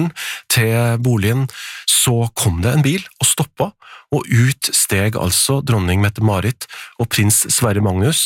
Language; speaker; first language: Norwegian; native; Norwegian